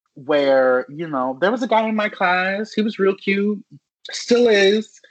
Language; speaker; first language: English; native; English